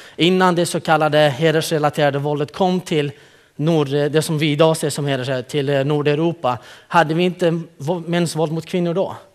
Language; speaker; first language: Swedish; early bilingual, other home language; Central Kurdish